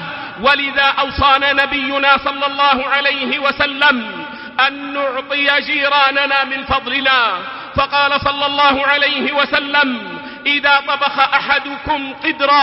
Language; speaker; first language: Arabic; native; Arabic